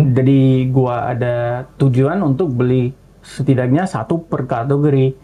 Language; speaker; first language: Indonesian; non-native, fluent; Dutch